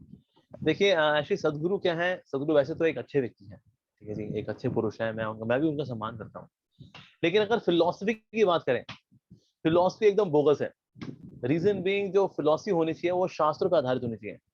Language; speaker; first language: Hindi; native; Hindi